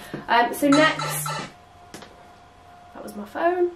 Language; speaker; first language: English; native; English